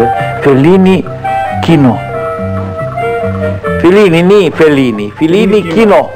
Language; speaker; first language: Russian; non-native, learner; Italian